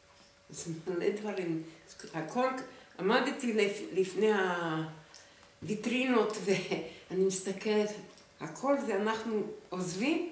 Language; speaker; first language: Hebrew; non-native, fluent; Hungarian